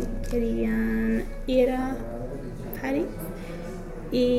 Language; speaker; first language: Spanish; non-native, learner; English